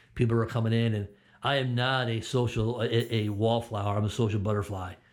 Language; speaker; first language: English; native; English